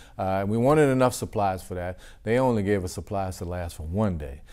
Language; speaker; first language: English; native; English